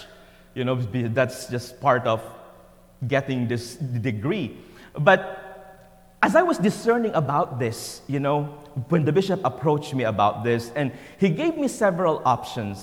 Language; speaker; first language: English; non-native, local second language; Filipino